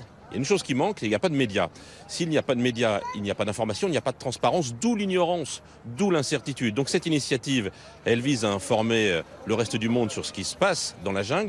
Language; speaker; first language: French; native; French